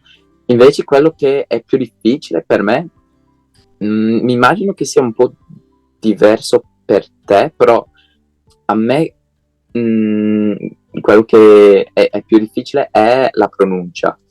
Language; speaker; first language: Italian; non-native, fluent; English